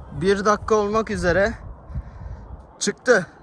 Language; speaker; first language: Turkish; early bilingual, heritage; Turkish